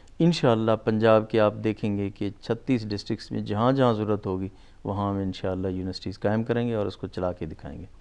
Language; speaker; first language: Urdu; non-native, local second language; Baluchi